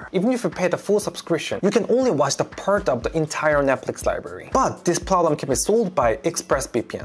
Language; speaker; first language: English; non-native, learner; Korean